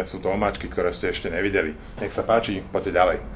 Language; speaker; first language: Slovak; native; Slovak